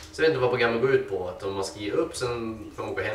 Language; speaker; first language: Swedish; native; Swedish